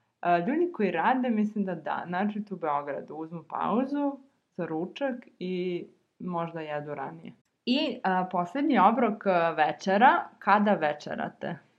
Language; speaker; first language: Serbian; native; Serbian